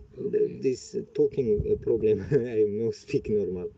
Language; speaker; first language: English; non-native, learner; Bashkir